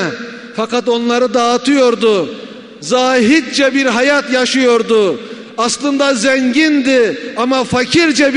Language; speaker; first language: Turkish; native; Turkish